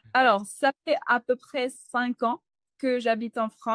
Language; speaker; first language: French; non-native, fluent; English